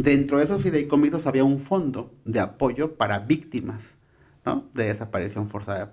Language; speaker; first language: Spanish; native; Spanish